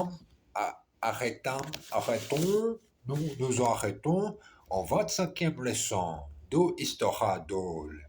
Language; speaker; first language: French; non-native, learner; Portuguese